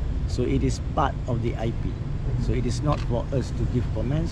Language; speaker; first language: English; non-native, local second language; Malay